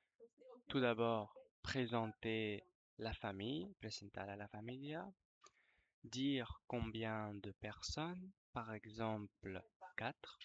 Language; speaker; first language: French; non-native, fluent; Spanish